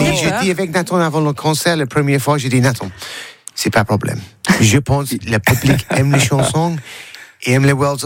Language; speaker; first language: French; non-native, learner; English